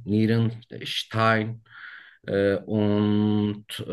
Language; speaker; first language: German; non-native, learner; Turkish